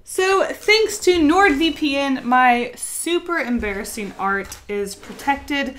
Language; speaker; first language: English; native; English